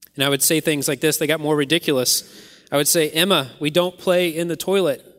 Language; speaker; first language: English; native; English